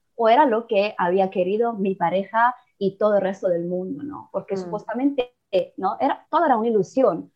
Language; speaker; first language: Spanish; non-native, fluent; Italian